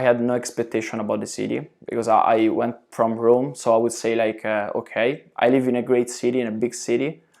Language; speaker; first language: English; non-native, fluent; Italian